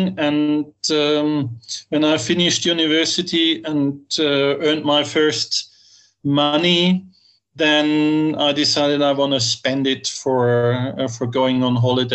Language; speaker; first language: English; non-native, fluent; German